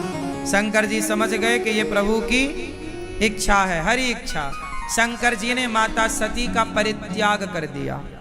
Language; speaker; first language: Hindi; native; Hindi